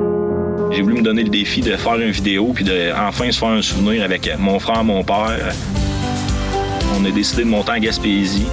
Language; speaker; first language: French; native; French